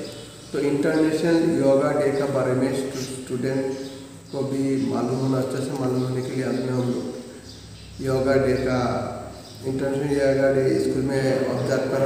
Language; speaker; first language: Hindi; non-native, local second language; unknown